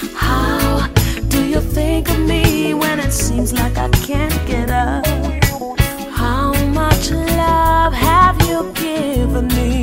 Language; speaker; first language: English; native; English